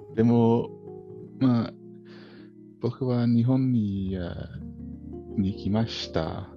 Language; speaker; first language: Japanese; non-native, learner; English